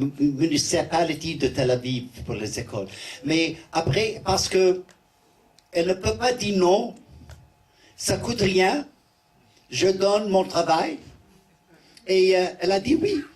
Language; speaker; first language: French; non-native, learner; English